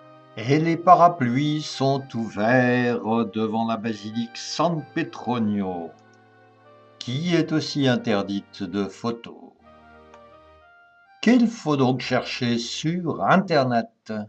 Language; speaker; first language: French; native; French